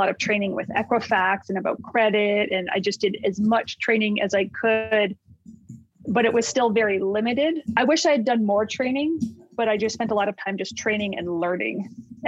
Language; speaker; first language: English; native; English